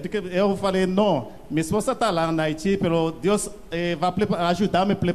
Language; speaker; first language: Portuguese; non-native, learner; Haitian Creole